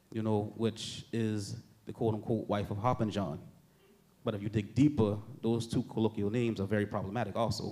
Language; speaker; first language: English; native; English